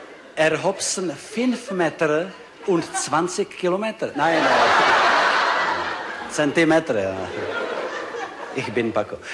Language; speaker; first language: German; non-native, learner; Czech